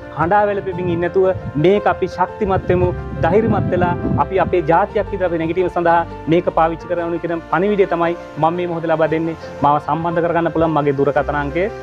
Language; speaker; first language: Sinhala; native; Sinhala